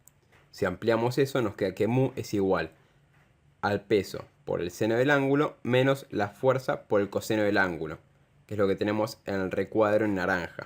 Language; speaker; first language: Spanish; native; Spanish